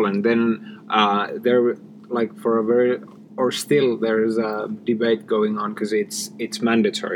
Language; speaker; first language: English; non-native, fluent; Finnish